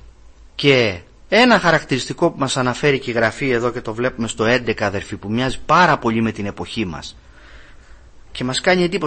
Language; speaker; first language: Greek; native; Greek